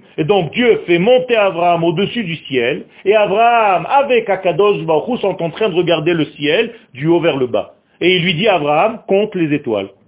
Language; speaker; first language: French; non-native, fluent; Hebrew